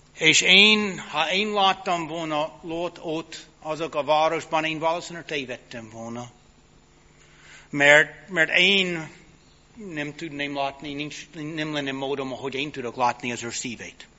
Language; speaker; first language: Hungarian; non-native, fluent; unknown